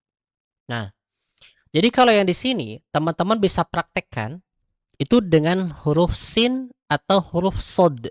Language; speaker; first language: Indonesian; native; Indonesian